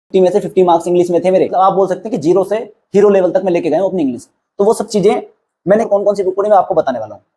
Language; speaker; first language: Hindi; native; Hindi